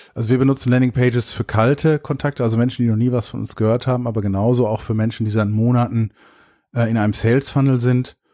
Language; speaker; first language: German; native; German